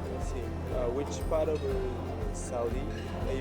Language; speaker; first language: English; non-native, learner; Japanese